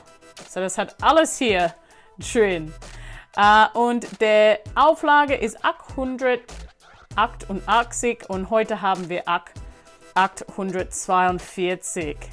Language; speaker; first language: German; non-native, learner; English